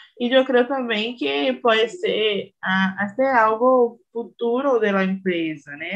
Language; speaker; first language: Spanish; non-native, learner; Portuguese